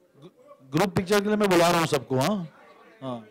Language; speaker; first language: Hindi; native; Hindi